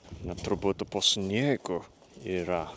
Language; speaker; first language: Lithuanian; non-native, fluent; Japanese